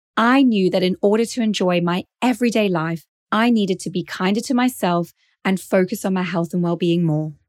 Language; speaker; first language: English; native; English